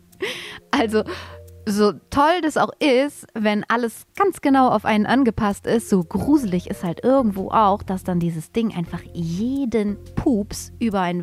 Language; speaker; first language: German; native; German